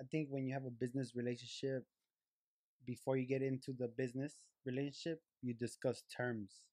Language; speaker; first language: English; early bilingual, other home language; Spanish